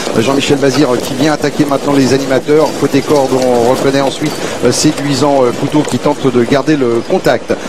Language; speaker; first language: French; native; French